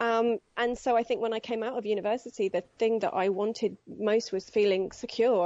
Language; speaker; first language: English; native; English